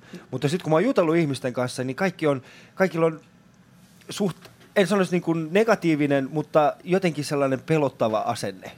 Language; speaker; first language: Finnish; native; Finnish